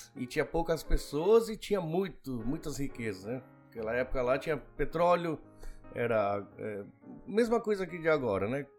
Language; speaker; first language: Portuguese; early bilingual, other home language; Spanish